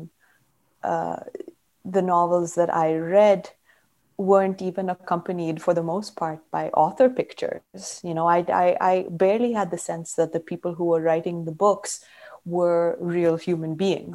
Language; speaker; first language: English; non-native, local second language; Kannada